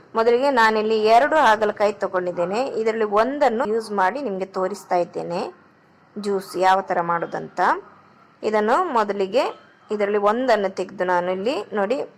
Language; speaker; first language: Kannada; non-native, local second language; Konkani